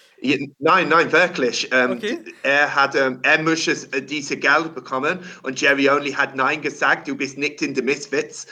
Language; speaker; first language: German; non-native, learner; English